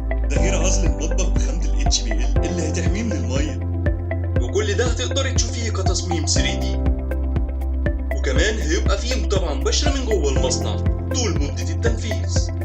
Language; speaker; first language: Arabic; native; Arabic